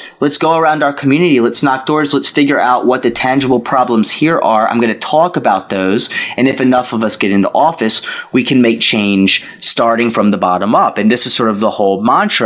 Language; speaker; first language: English; native; English